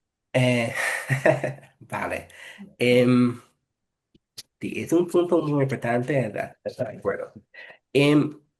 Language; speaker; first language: Spanish; non-native, fluent; English